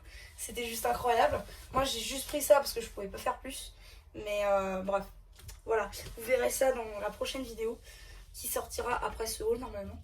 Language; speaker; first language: French; native; French